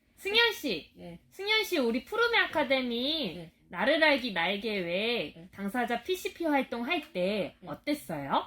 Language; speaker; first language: Korean; native; Korean